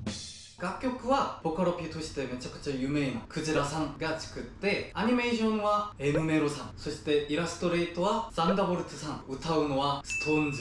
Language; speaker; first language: Japanese; non-native, fluent; Korean